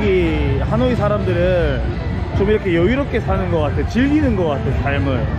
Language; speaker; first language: Korean; native; Korean